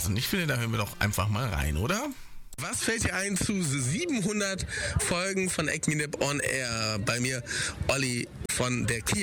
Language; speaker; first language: German; native; German